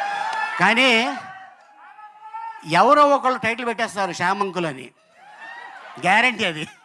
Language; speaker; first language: Telugu; native; Telugu